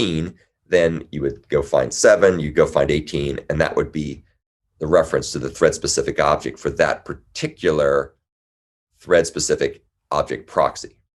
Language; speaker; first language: English; native; English